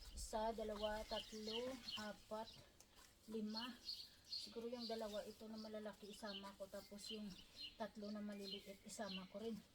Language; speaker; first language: Filipino; native; Filipino